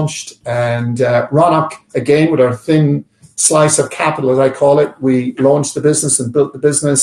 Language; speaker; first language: English; native; English